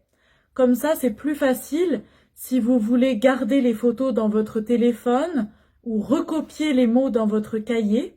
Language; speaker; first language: French; non-native, fluent; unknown